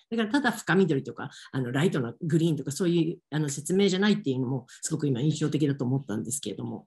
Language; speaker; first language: Japanese; native; Japanese